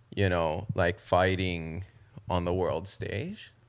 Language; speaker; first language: English; early bilingual, other home language; Japanese